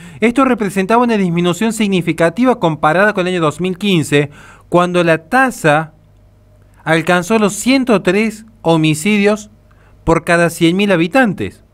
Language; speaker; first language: Spanish; native; Spanish